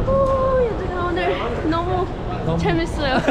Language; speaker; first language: Korean; non-native, learner; Portuguese